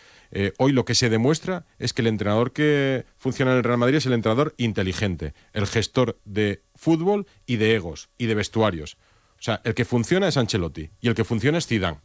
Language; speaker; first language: Spanish; native; Spanish